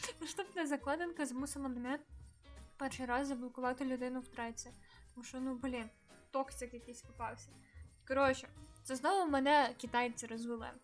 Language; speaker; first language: Ukrainian; native; Ukrainian